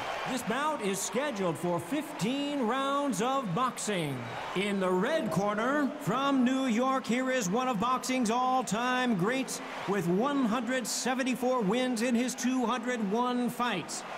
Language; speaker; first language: English; native; English